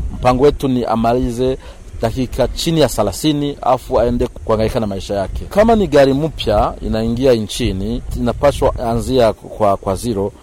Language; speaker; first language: Swahili; non-native, local second language; Rundi